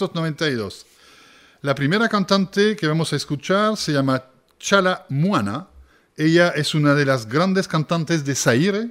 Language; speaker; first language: Spanish; native; Spanish